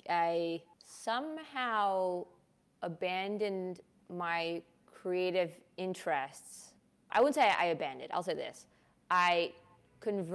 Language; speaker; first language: English; early bilingual, other home language; Hindi